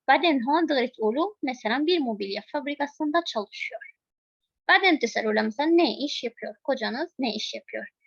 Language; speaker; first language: Turkish; non-native, fluent; Arabic